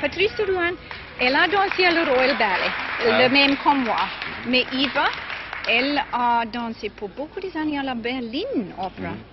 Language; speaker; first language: French; non-native, learner; English